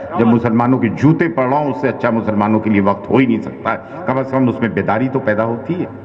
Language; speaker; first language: Urdu; native; Urdu